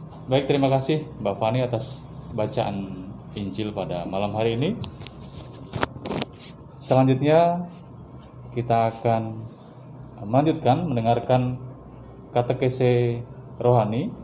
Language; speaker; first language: Indonesian; native; Indonesian